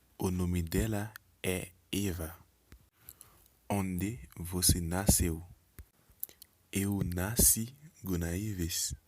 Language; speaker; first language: Portuguese; non-native, learner; Haitian Creole